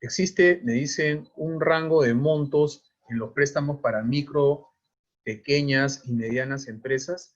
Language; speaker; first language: Spanish; native; Spanish